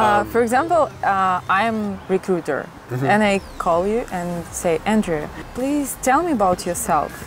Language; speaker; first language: English; non-native, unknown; Russian